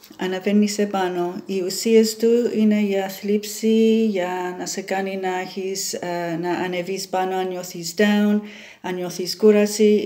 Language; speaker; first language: Greek; early bilingual, heritage; Greek